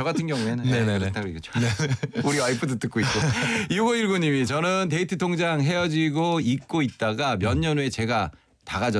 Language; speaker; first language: Korean; native; Korean